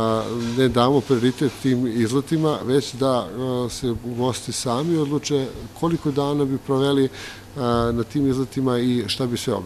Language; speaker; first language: Croatian; native; Croatian